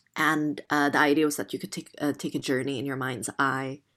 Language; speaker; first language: English; non-native, fluent; Indonesian